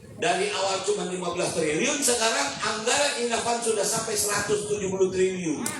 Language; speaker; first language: Indonesian; native; Indonesian